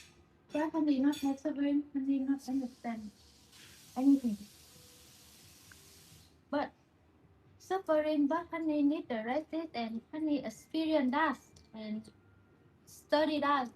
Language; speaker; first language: English; non-native, learner; Vietnamese